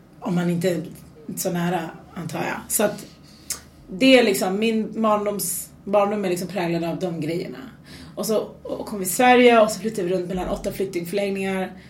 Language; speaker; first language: Swedish; early bilingual, other home language; Persian